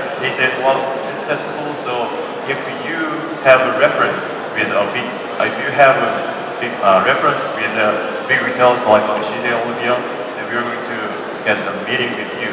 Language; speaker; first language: English; non-native, fluent; Korean